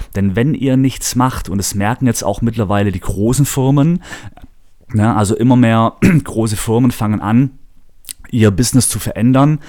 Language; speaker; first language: German; native; German